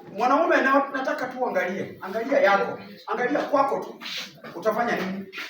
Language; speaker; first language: Swahili; non-native, local second language; Luyia